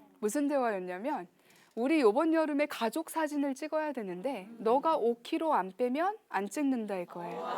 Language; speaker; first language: Korean; early bilingual, heritage; Korean